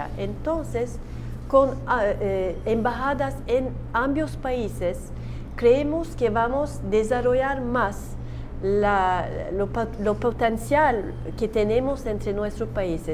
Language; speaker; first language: Spanish; non-native, learner; Turkish